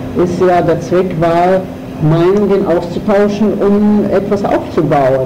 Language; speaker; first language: German; non-native, fluent; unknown